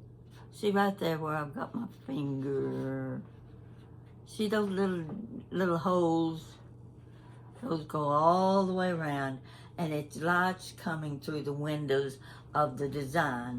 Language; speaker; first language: English; native; English